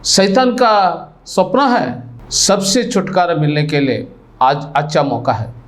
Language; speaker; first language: Hindi; non-native, local second language; Telugu